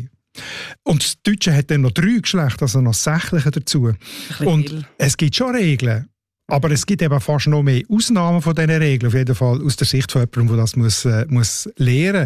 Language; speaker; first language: German; native; German